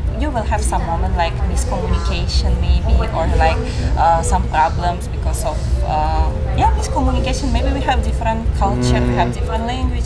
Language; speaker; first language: English; non-native, learner; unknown